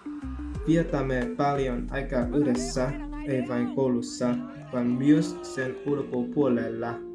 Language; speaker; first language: Finnish; non-native, fluent; Vietnamese